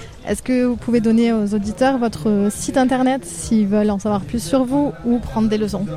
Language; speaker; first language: French; native; French